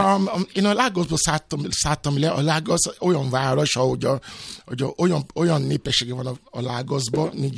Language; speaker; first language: Hungarian; non-native, fluent; Yoruba